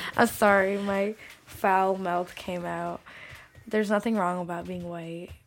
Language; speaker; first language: English; early bilingual, other home language; Bangla